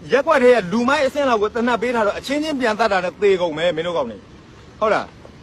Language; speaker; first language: Burmese; native; Burmese